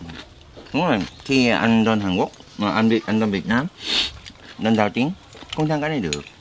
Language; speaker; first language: Vietnamese; non-native, learner; Korean